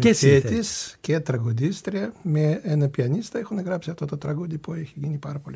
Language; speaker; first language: Greek; non-native, fluent; Russian